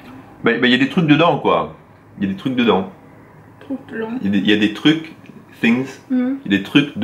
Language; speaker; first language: French; native; French